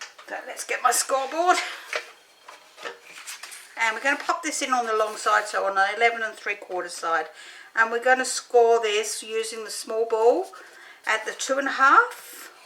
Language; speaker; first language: English; native; English